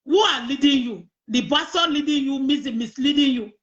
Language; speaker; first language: English; non-native, local second language; Yoruba